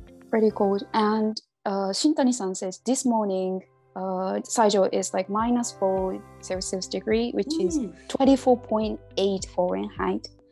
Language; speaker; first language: English; non-native, fluent; Japanese